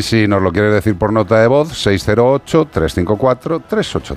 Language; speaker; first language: Spanish; native; Spanish